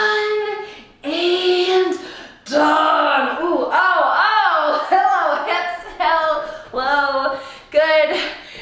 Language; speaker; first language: English; native; English